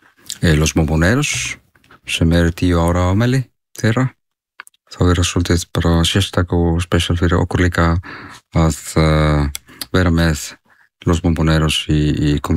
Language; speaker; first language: Icelandic; non-native, learner; Spanish